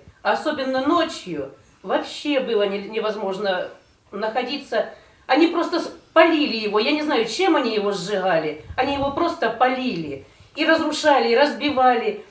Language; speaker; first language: Russian; native; Russian